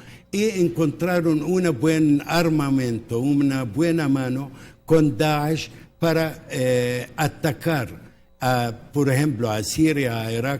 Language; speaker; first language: Spanish; early bilingual, heritage; Spanish